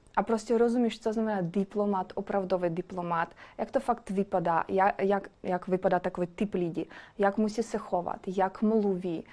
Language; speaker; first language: Czech; non-native, fluent; Ukrainian